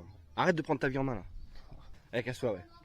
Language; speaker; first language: French; native; French